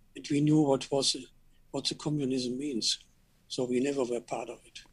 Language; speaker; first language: English; non-native, fluent; German